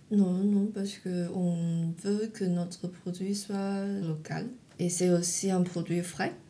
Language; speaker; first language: French; non-native, fluent; Chinese